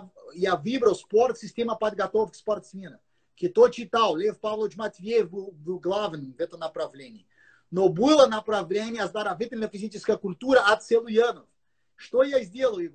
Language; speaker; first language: Russian; non-native, learner; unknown